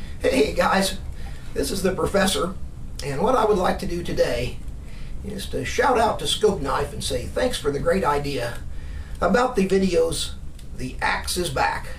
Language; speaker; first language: English; native; English